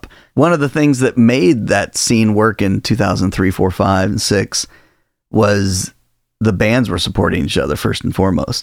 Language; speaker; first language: English; native; English